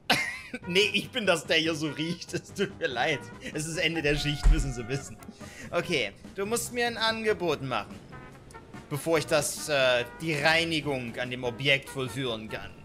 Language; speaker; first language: German; native; German